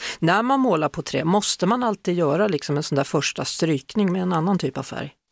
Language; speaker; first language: Swedish; native; Swedish